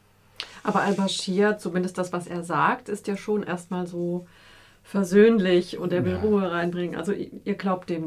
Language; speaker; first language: German; native; German